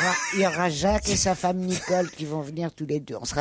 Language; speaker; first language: French; native; French